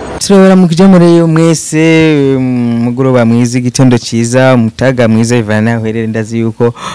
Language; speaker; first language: Rundi; native; Rundi